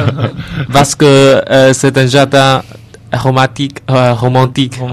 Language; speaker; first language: French; non-native, learner; Chinese